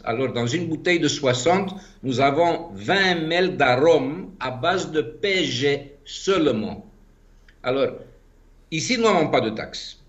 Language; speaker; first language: French; non-native, fluent; Greek